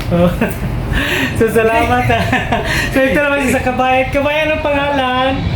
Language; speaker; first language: Filipino; native; Filipino